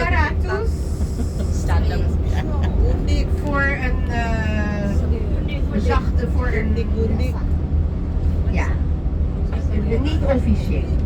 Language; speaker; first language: Dutch; non-native, fluent; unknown